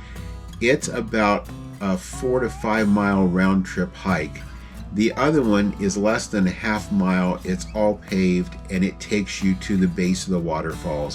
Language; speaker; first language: English; native; English